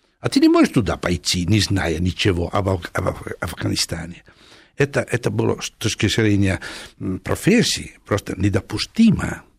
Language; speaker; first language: Russian; non-native, fluent; Italian